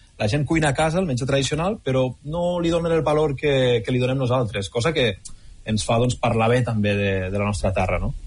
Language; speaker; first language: Catalan; native; Catalan